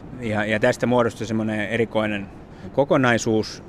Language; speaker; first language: Finnish; native; Finnish